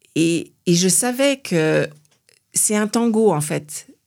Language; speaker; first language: French; native; French